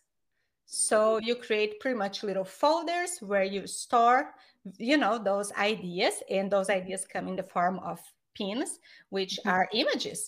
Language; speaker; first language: English; non-native, fluent; Portuguese